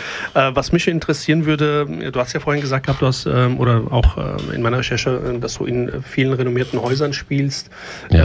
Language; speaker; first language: German; native; German